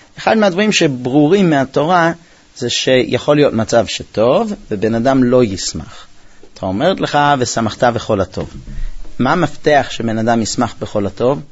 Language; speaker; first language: Hebrew; early bilingual, heritage; Hebrew